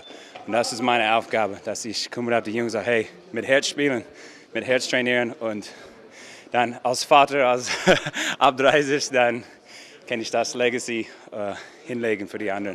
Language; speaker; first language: German; non-native, learner; English